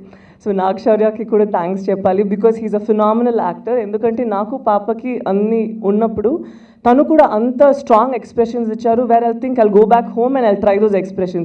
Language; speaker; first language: Telugu; non-native, fluent; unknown